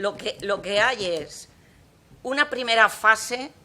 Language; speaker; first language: Spanish; non-native, local second language; Catalan